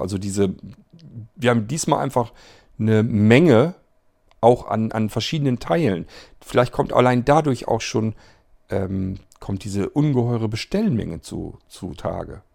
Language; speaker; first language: German; native; German